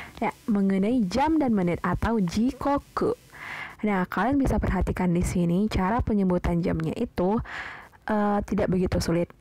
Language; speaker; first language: Indonesian; native; Indonesian